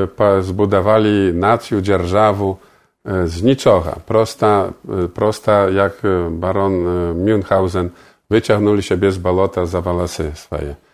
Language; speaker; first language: Polish; non-native, local second language; Belarusian